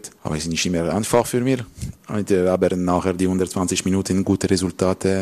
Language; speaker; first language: German; non-native, learner; French